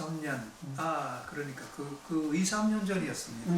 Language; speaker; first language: Korean; early bilingual, heritage; Japanese